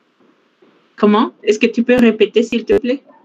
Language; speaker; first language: French; non-native, fluent; Spanish